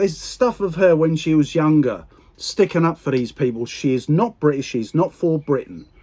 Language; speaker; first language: English; native; English